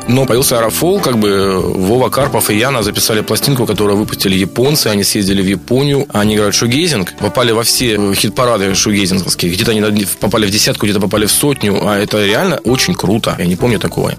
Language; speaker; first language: Russian; native; Russian